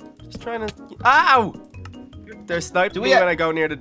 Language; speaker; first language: English; native; English